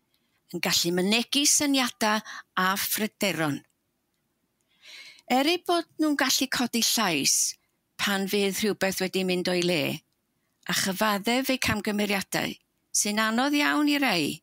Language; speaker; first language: Welsh; native; Welsh